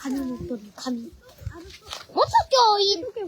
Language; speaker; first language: Japanese; native; Japanese